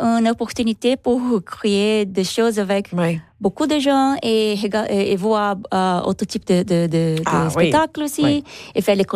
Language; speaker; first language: French; non-native, learner; Portuguese